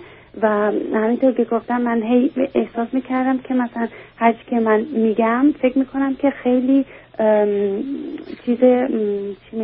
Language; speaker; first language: Persian; early bilingual, heritage; Persian